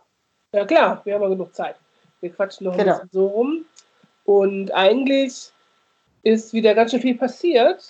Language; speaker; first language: German; native; German